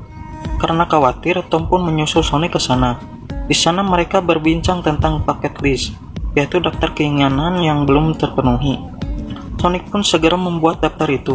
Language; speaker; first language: Indonesian; native; Indonesian